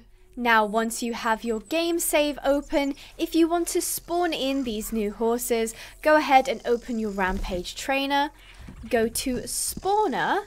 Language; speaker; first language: English; native; English